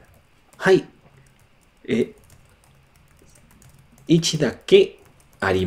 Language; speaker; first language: Japanese; non-native, learner; English